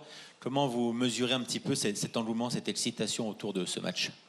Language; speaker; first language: French; native; French